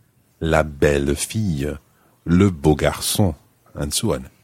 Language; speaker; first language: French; non-native, fluent; English